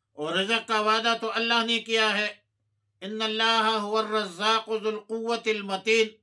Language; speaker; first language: Urdu; non-native, local second language; Pashto